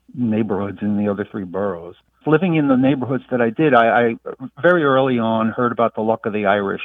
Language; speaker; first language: English; native; English